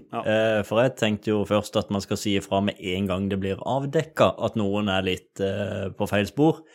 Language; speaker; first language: Norwegian; native; Norwegian